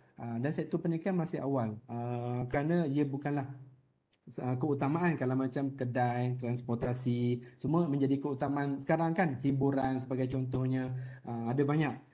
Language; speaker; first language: Malay; native; Malay